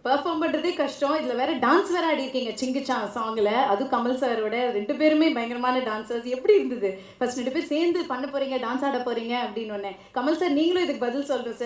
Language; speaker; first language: Tamil; native; Tamil